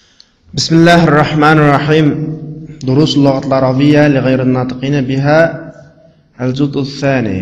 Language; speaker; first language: Arabic; non-native, fluent; Uyghur